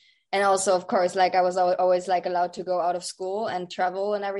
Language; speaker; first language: English; non-native, fluent; Dutch